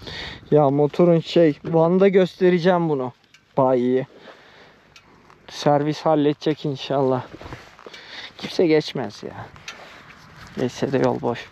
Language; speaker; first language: Turkish; native; Turkish